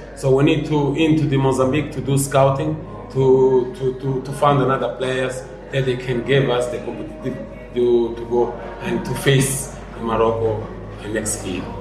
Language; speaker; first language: English; non-native, fluent; Portuguese